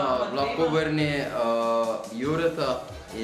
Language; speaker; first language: Slovenian; non-native, learner; Persian